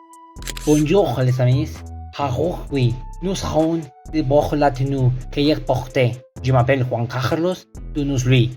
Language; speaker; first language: French; non-native, learner; Spanish